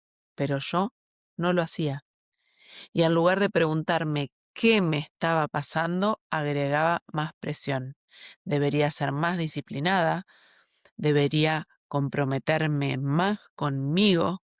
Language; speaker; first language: Spanish; native; Spanish